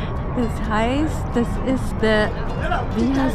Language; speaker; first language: German; non-native, fluent; Arabic